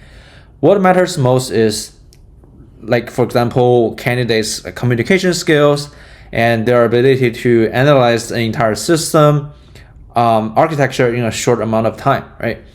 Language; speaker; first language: English; non-native, fluent; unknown